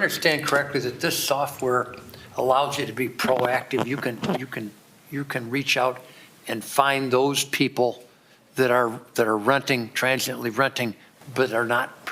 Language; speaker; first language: English; native; English